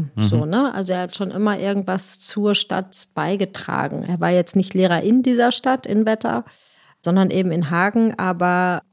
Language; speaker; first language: German; native; German